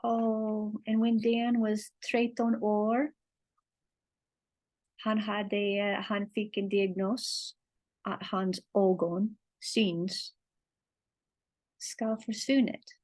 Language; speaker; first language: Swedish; non-native, learner; English